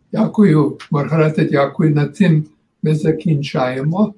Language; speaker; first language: Ukrainian; early bilingual, heritage; Ukrainian